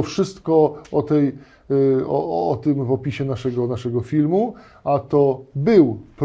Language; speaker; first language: Polish; native; Polish